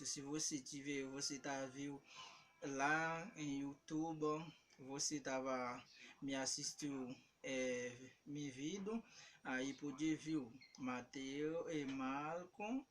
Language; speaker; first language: Portuguese; non-native, learner; Haitian Creole